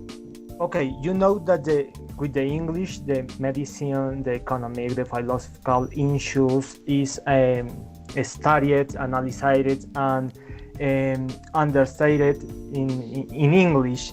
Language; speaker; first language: English; non-native, learner; Spanish